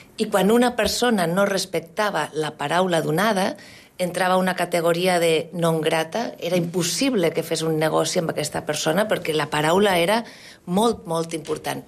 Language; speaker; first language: Catalan; non-native, local second language; Spanish